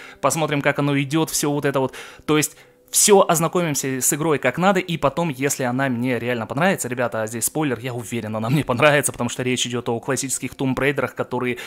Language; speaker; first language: Russian; native; Russian